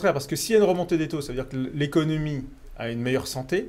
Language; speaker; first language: French; native; French